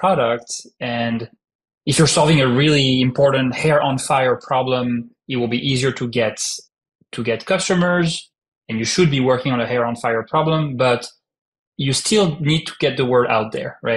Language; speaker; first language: English; non-native, fluent; French